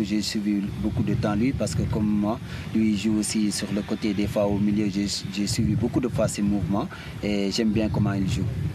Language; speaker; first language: French; early bilingual, heritage; Italian